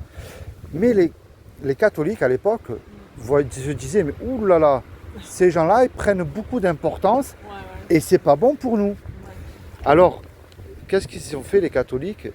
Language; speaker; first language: French; native; French